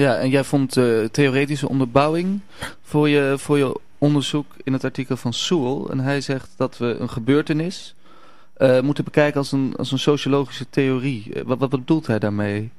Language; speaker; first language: Dutch; native; Dutch